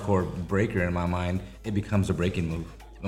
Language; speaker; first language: English; early bilingual, other home language; Spanish